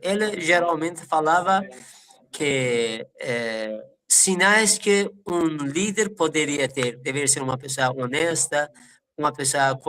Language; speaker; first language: Portuguese; non-native, fluent; Persian